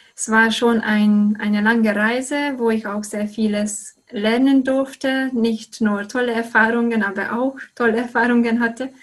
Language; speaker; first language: German; non-native, fluent; Hungarian